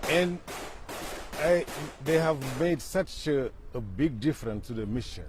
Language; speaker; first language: English; non-native, fluent; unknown